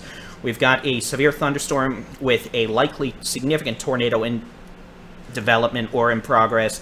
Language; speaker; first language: English; native; English